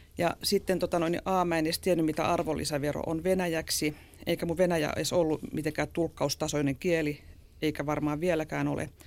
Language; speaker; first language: Finnish; native; Finnish